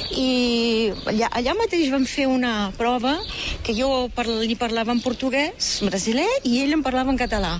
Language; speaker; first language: Catalan; non-native, fluent; German